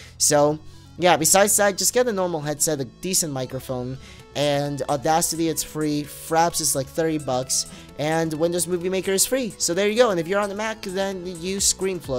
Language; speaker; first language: English; native; English